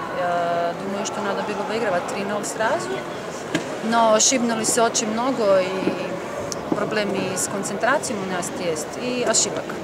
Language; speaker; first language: Russian; non-native, learner; Croatian